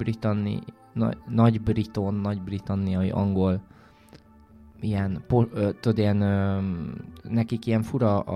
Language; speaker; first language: Hungarian; native; Hungarian